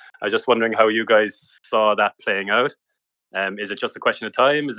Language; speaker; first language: English; native; English